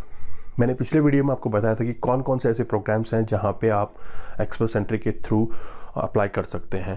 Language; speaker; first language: Hindi; native; Hindi